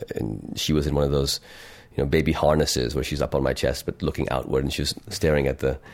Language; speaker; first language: English; non-native, local second language; Urdu